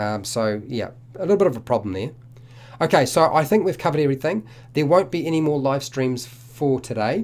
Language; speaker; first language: English; native; English